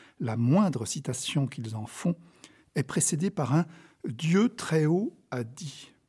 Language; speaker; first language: French; native; French